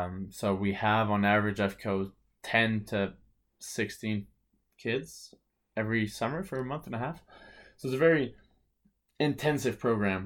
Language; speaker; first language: English; early bilingual, other home language; French